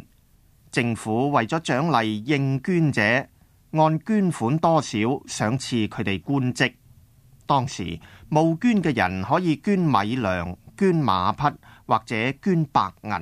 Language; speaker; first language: Chinese; non-native, local second language; Cantonese